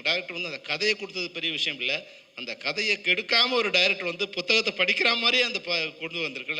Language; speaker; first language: Tamil; native; Tamil